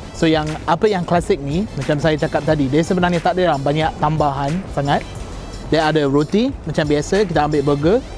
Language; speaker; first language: Malay; non-native, fluent; English